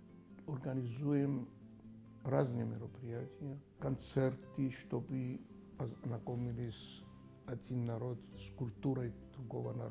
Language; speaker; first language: Russian; non-native, fluent; Greek